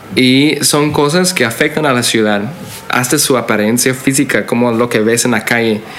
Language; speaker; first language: Spanish; non-native, fluent; English